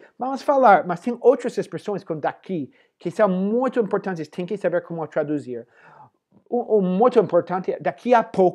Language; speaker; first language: Portuguese; non-native, fluent; English